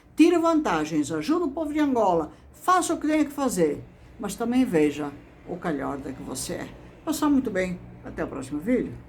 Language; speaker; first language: Portuguese; native; Portuguese